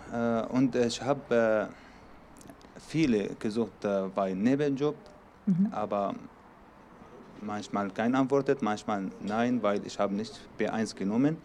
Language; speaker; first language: German; non-native, learner; Arabic